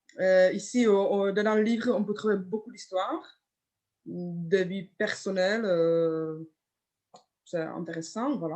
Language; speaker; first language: French; non-native, fluent; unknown